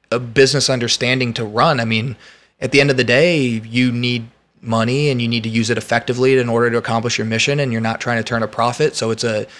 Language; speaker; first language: English; native; English